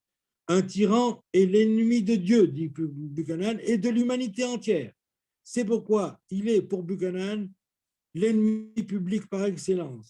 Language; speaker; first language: French; native; French